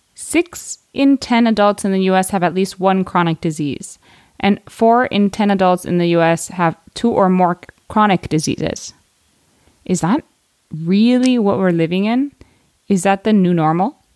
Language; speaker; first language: English; native; English